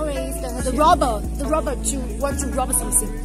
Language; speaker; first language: English; non-native, learner; Chinese